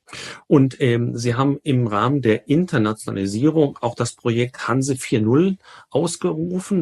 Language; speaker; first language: German; native; German